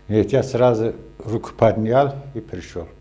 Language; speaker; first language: Russian; non-native, local second language; Azerbaijani